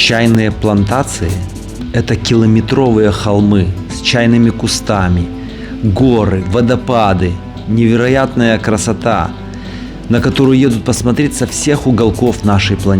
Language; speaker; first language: Russian; native; Russian